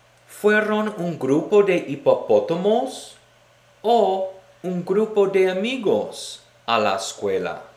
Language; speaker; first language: Spanish; non-native, fluent; English